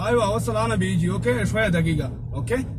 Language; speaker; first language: Arabic; non-native, learner; Hindi